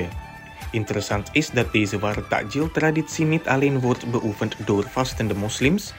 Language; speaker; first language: Dutch; non-native, fluent; Indonesian